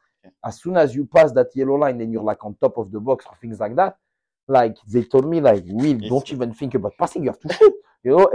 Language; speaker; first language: English; non-native, fluent; French